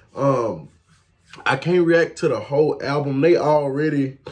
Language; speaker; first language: English; native; English